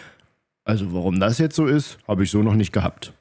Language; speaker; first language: German; native; German